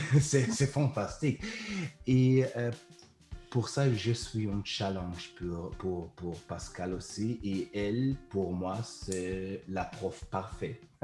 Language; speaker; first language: French; non-native, learner; German